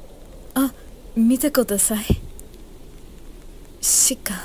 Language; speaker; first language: Japanese; non-native, learner; English